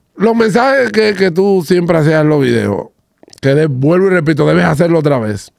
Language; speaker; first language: Spanish; native; Spanish